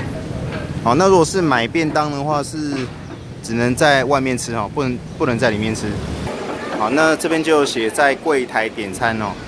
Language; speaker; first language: Chinese; native; Chinese